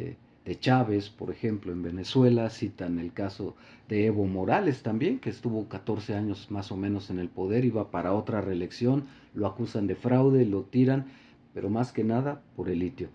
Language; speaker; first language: Spanish; native; Spanish